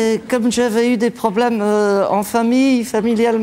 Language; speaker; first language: French; native; French